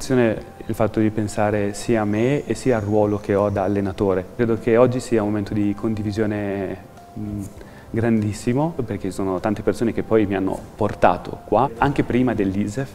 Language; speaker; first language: Italian; native; Italian